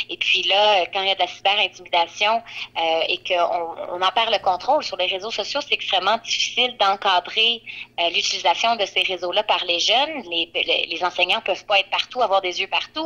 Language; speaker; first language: French; native; French